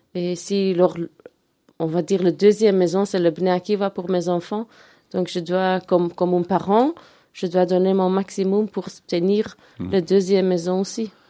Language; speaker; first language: French; non-native, local second language; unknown